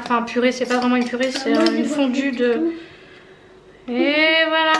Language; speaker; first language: French; native; French